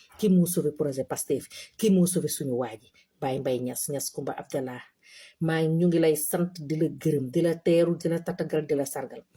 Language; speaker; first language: Wolof; native; Wolof